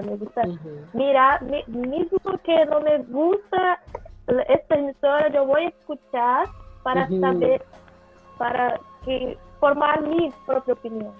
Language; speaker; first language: Spanish; non-native, learner; Portuguese